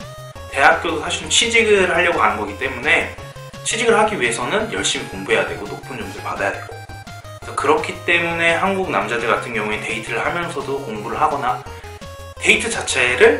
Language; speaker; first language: Korean; native; Korean